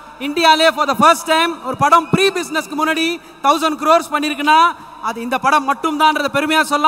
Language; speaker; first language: Tamil; native; Tamil